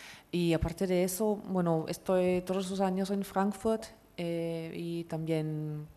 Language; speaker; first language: Spanish; non-native, fluent; German